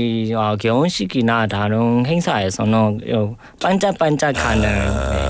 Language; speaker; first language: Korean; non-native, learner; Burmese